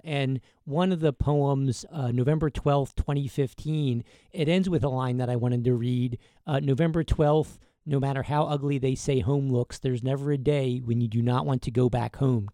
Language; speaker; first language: English; native; English